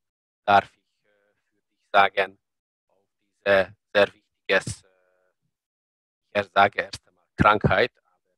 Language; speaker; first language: German; non-native, learner; Hungarian